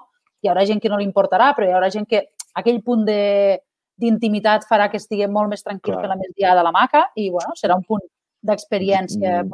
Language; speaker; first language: Catalan; native; Catalan